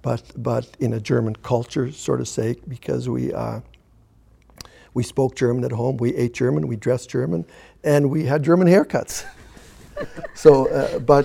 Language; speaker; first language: English; early bilingual, other home language; German